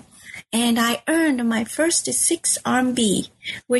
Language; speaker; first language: English; non-native, fluent; Chinese